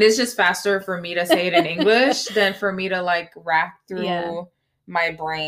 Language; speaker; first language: English; early bilingual, other home language; Spanish